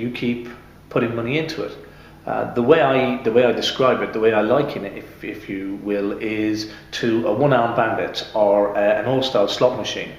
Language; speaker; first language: English; native; English